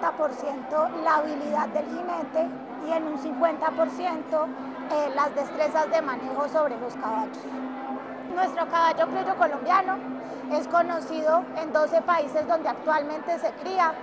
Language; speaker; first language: Spanish; native; Spanish